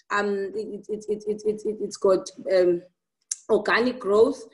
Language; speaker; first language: English; non-native, local second language; Zulu